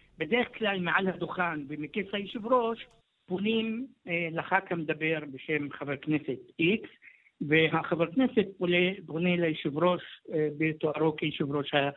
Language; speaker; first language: Hebrew; non-native, local second language; Arabic